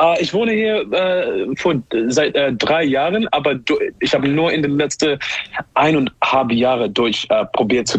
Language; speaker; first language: German; non-native, learner; English